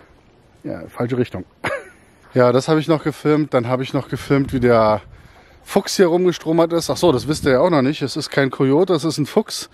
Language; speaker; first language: German; native; German